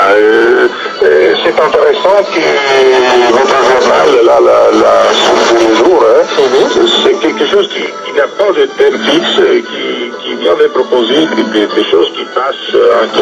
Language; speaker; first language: French; non-native, fluent; Italian